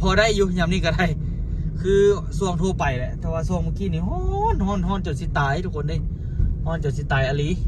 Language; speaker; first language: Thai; non-native, local second language; Northeastern Thai